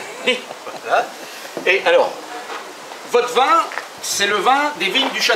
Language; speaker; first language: French; native; French